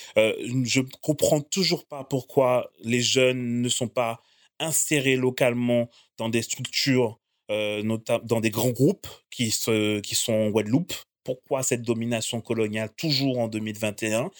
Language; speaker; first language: French; native; French